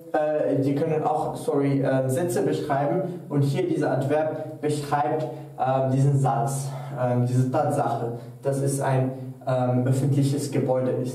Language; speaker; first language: German; non-native, fluent; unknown